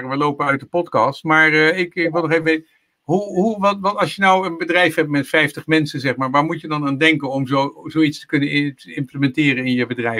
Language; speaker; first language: Dutch; native; Dutch